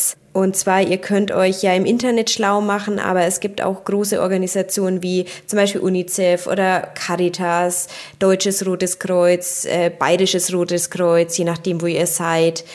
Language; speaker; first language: German; native; German